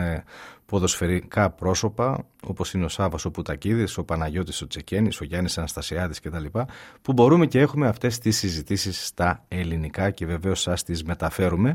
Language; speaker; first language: Greek; native; Greek